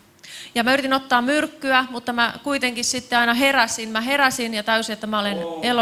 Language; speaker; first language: Finnish; native; Finnish